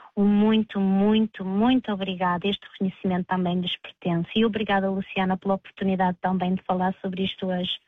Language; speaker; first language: Portuguese; early bilingual, heritage; Portuguese